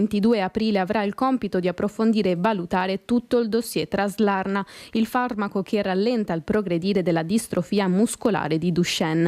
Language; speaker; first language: Italian; native; Italian